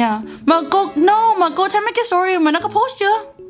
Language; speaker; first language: Vietnamese; early bilingual, heritage; Vietnamese